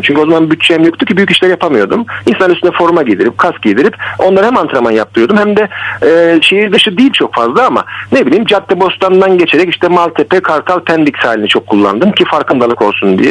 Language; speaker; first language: Turkish; native; Turkish